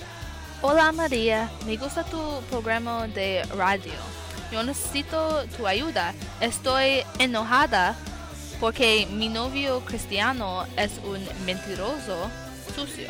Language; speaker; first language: Spanish; non-native, learner; English